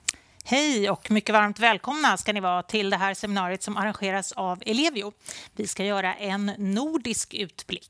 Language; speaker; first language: Swedish; native; Swedish